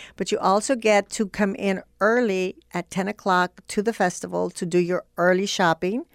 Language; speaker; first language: English; native; English